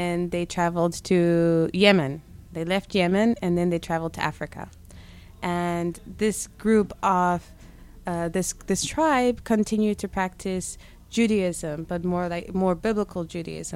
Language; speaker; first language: English; non-native, local second language; Shona